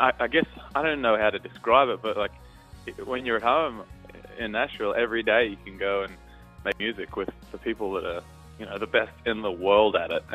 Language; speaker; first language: English; native; English